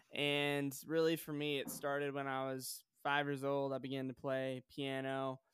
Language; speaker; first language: English; native; English